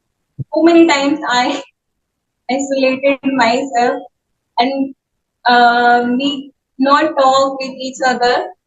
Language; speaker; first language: English; non-native, learner; Hindi